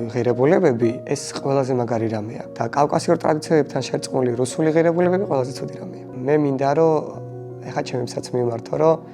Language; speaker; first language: Georgian; non-native, local second language; Mingrelian